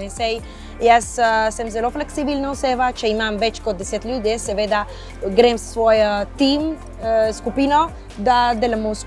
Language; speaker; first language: Slovenian; non-native, fluent; Spanish